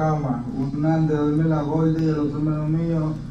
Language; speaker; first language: Spanish; native; Spanish